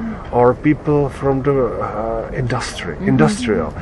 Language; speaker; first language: English; non-native, fluent; Czech